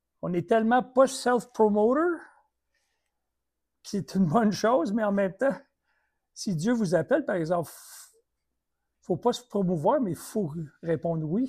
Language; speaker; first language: French; native; French